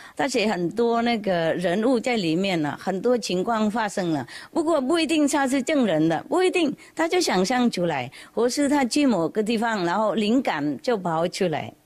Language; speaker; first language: Chinese; non-native, fluent; Vietnamese